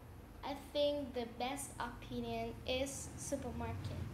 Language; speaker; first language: English; non-native, learner; Vietnamese